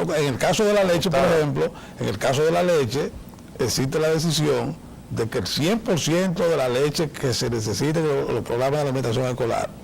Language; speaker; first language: Spanish; native; Spanish